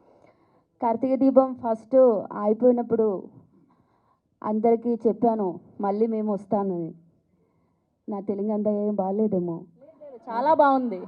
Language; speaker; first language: Telugu; non-native, fluent; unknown